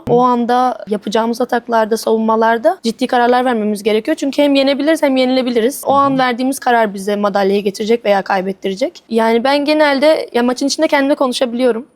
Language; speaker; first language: Turkish; native; Turkish